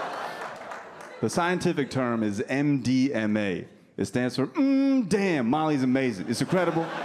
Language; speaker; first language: English; native; English